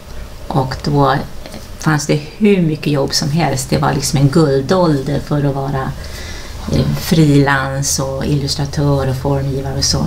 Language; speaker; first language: Swedish; native; Swedish